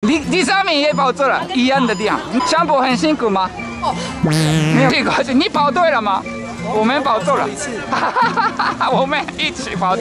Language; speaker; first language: Chinese; non-native, learner; Japanese